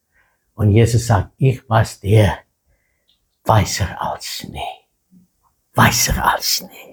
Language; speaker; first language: German; non-native, fluent; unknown